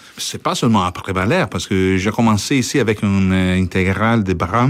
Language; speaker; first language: French; non-native, fluent; Italian